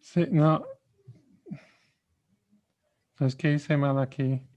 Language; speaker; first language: Spanish; non-native, fluent; English